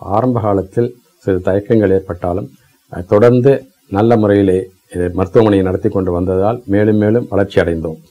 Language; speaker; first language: Tamil; native; Tamil